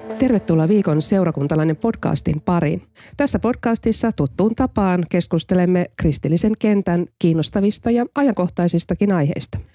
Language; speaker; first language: Finnish; native; Finnish